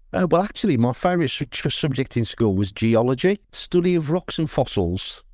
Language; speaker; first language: English; native; English